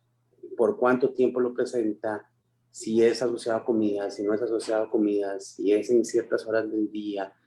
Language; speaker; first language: Spanish; native; Spanish